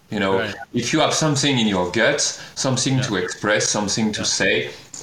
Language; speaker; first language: English; non-native, fluent; French